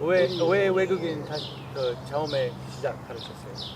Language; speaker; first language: Korean; non-native, learner; English